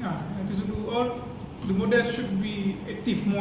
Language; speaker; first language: English; non-native, local second language; Malay